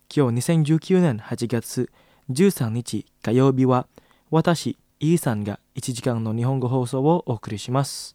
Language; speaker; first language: Japanese; non-native, fluent; Indonesian